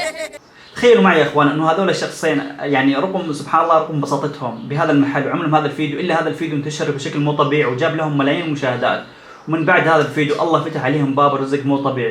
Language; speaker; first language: Arabic; native; Arabic